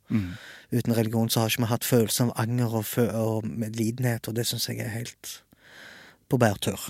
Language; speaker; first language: Norwegian; early bilingual, other home language; Arabic